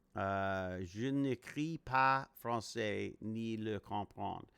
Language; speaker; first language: French; non-native, learner; English